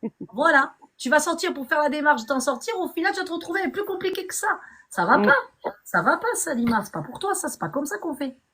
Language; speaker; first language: French; native; French